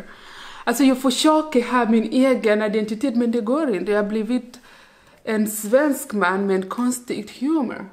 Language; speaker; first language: Swedish; non-native, learner; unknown